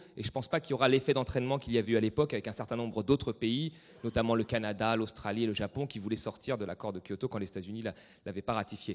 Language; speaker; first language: French; native; French